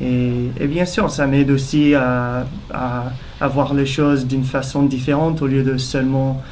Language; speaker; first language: French; non-native, fluent; English